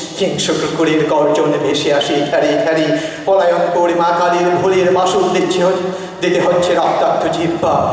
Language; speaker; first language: Bangla; non-native, local second language; Manipuri